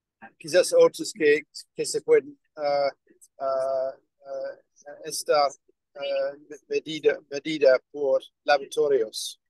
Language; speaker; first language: Spanish; non-native, learner; English